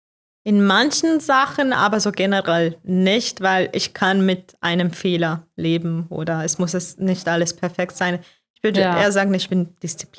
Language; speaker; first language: German; non-native, fluent; Croatian